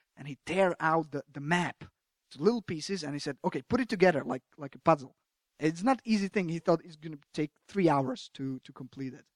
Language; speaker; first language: English; non-native, fluent; Slovak